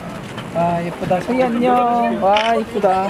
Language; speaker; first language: Korean; native; Korean